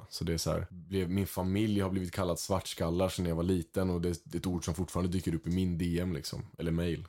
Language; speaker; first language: Swedish; early bilingual, other home language; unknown